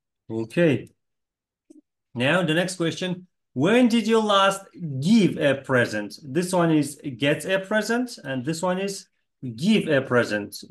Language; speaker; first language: English; non-native, fluent; Kazakh